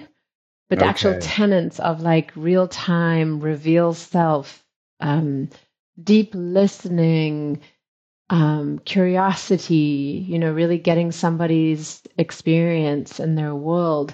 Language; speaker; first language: English; native; English